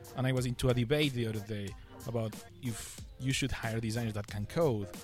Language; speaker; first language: English; non-native, fluent; Spanish